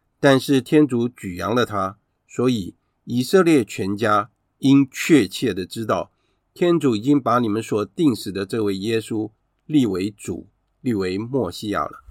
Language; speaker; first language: Chinese; native; Chinese